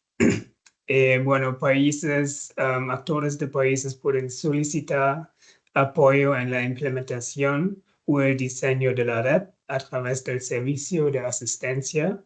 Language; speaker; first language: Spanish; non-native, fluent; German